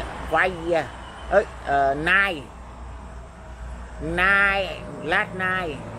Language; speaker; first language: English; non-native, learner; Thai